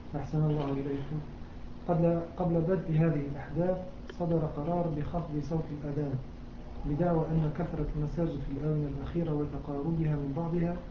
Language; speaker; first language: Arabic; native; Arabic